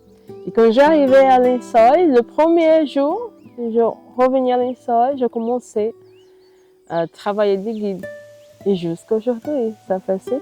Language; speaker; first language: French; non-native, learner; Portuguese